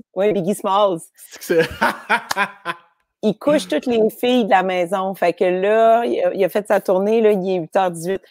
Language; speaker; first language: French; native; French